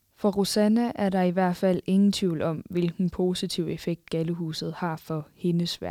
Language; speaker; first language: Danish; native; Danish